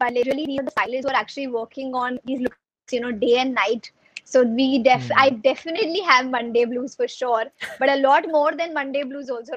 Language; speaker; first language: English; non-native, local second language; Hindi